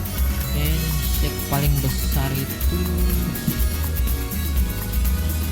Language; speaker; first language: Indonesian; native; Indonesian